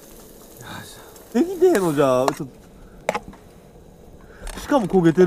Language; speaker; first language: Japanese; native; Japanese